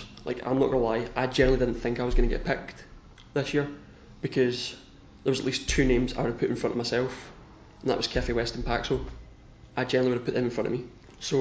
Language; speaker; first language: English; native; English